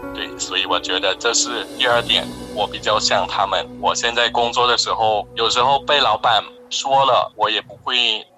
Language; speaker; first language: Chinese; non-native, fluent; Thai